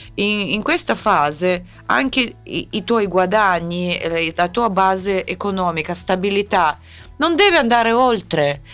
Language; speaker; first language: Italian; non-native, fluent; Russian